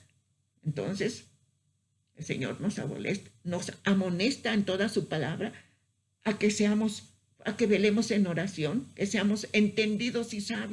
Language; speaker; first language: Spanish; native; Spanish